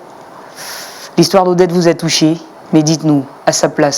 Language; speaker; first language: French; native; French